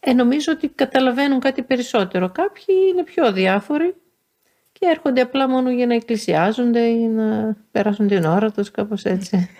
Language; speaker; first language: Greek; native; Greek